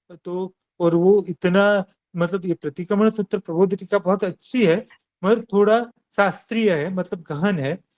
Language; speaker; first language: Hindi; non-native, local second language; Gujarati